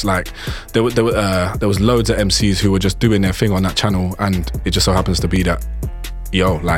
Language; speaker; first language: English; native; English